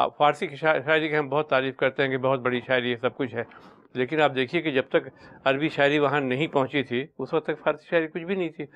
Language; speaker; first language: Urdu; native; Urdu